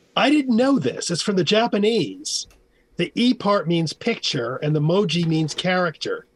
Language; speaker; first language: English; native; English